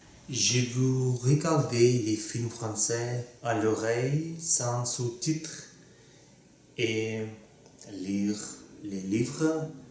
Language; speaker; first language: French; non-native, learner; Russian